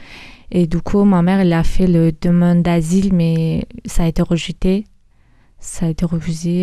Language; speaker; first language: French; early bilingual, other home language; Mongolian